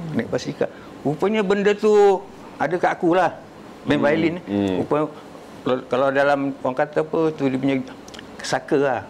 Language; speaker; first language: Malay; native; Malay